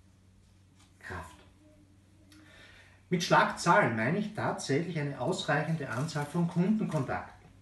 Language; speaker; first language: German; native; German